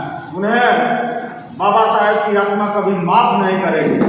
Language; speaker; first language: Hindi; native; Hindi